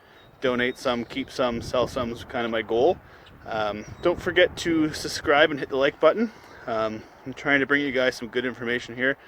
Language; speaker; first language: English; native; English